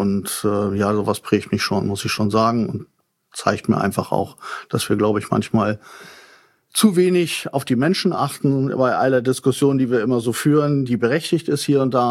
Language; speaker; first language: German; native; German